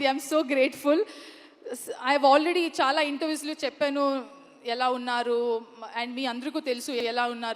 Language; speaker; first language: Telugu; non-native, learner; Kannada